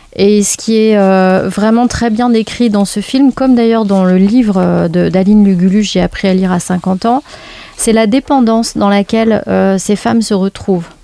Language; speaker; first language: French; native; French